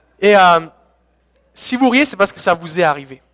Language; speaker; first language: French; native; French